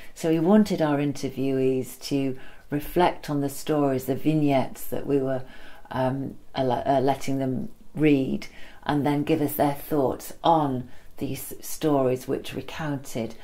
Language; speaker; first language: English; native; English